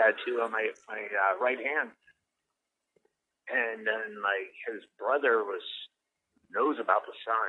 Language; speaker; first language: English; native; English